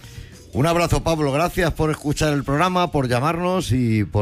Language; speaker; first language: Spanish; native; Spanish